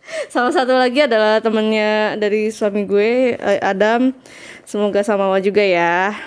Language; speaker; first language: Indonesian; early bilingual, heritage; Indonesian